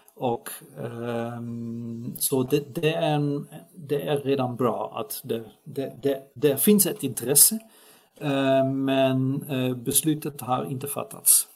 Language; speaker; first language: Swedish; non-native, fluent; Dutch